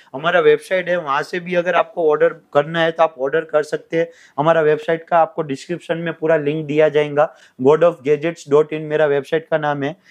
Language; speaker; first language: Hindi; non-native, local second language; Telugu